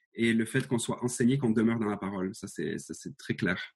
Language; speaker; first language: French; native; French